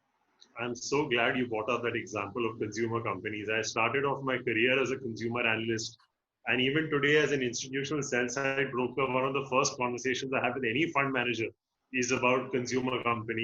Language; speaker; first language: English; non-native, local second language; Hindi